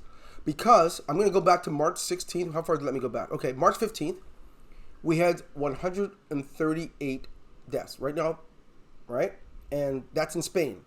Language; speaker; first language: English; native; English